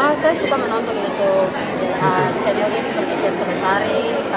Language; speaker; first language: Indonesian; non-native, fluent; Tetum